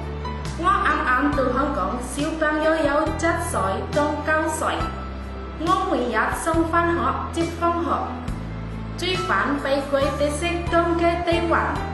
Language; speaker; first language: Cantonese; non-native, learner; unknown